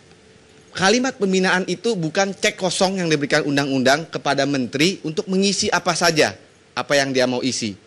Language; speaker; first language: Indonesian; native; Indonesian